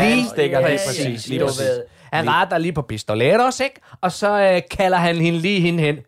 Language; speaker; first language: Danish; native; Danish